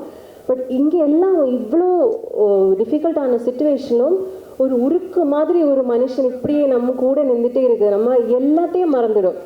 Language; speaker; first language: Tamil; non-native, learner; Malayalam